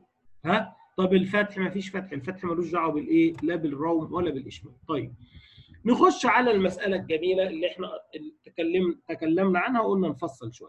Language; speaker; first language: Arabic; native; Arabic